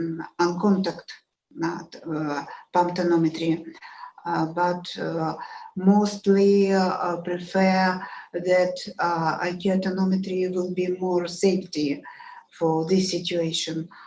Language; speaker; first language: English; non-native, learner; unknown